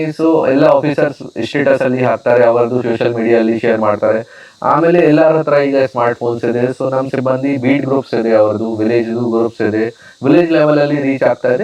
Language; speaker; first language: Kannada; non-native, local second language; Hindi